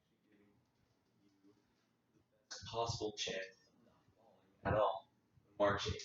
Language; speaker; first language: English; native; English